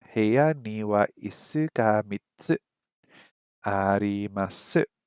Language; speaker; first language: Japanese; non-native, learner; English